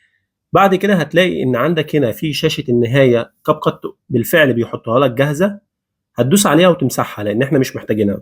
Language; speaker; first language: Arabic; native; Arabic